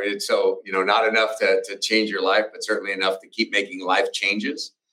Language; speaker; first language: English; native; English